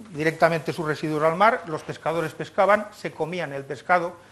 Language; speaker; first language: Spanish; native; Spanish